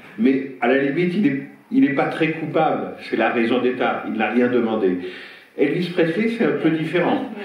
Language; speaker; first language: French; native; French